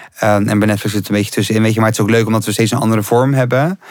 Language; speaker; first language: Dutch; native; Dutch